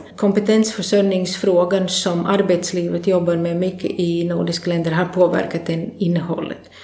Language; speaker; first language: Swedish; non-native, fluent; Latvian